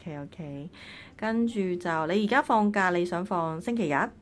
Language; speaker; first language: Cantonese; native; Cantonese